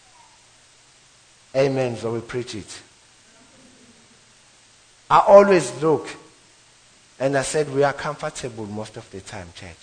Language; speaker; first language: English; non-native, local second language; Zulu